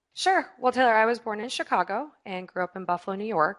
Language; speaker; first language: English; native; English